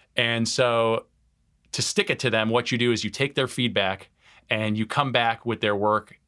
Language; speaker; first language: English; native; English